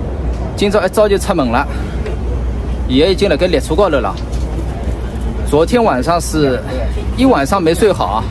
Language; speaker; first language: Chinese; non-native, local second language; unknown